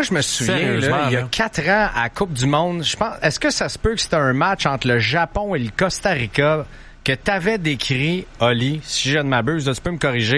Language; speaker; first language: French; native; French